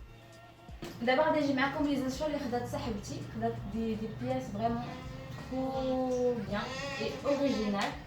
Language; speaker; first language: French; non-native, fluent; Arabic